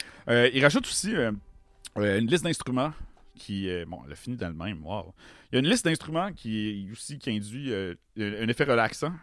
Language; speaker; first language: French; native; French